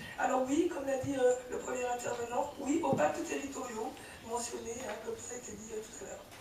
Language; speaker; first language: French; early bilingual, other home language; Kabyle